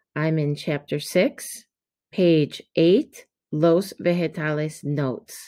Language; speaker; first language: English; native; English